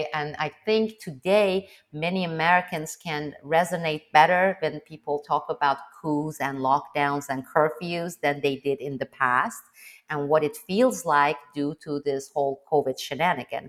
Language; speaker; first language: English; non-native, fluent; Turkish